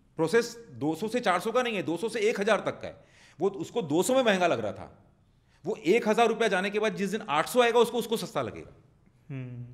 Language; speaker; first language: Hindi; non-native, local second language; Marwari